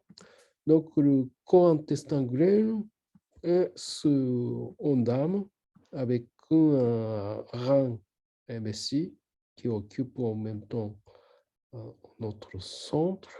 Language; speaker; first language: French; non-native, learner; Japanese